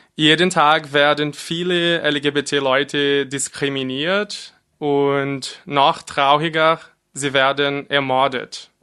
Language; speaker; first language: German; non-native, fluent; Portuguese